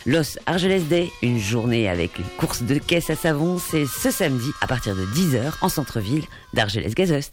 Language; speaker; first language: French; native; French